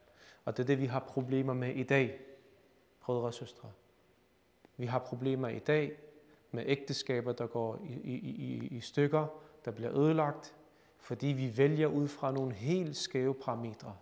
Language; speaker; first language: Danish; early bilingual, other home language; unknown